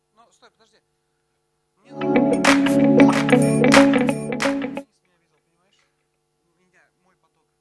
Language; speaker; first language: Russian; native; Russian